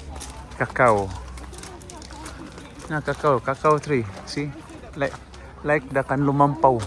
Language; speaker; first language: English; non-native, local second language; Cebuano